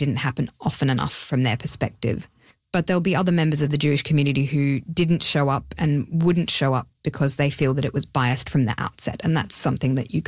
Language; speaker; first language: English; non-native, local second language; Hebrew